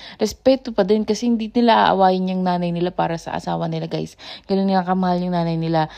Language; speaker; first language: Filipino; native; Filipino